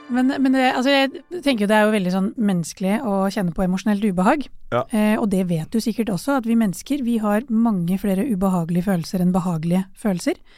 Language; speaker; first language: Norwegian; early bilingual, other home language; Urdu